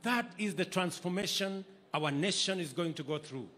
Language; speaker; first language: English; non-native, local second language; Swahili